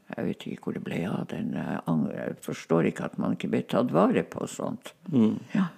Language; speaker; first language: Norwegian; non-native, local second language; Northern Sami